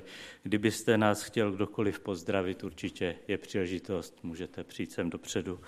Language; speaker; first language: Czech; native; Czech